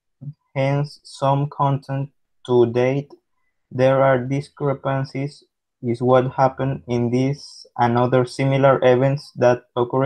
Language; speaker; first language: English; non-native, learner; Spanish